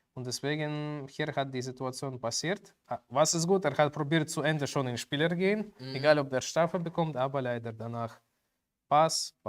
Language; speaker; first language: German; non-native, learner; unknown